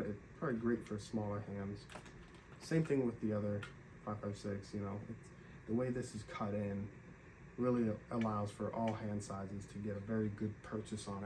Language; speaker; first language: English; native; English